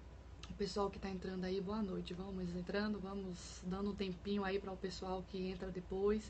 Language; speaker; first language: Portuguese; native; Portuguese